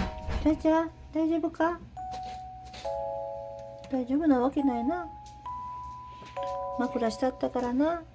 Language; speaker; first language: Japanese; native; Japanese